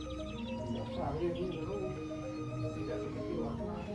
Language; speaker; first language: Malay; non-native, local second language; Balinese